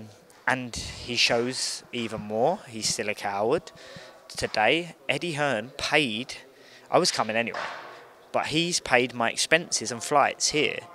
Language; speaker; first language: English; native; English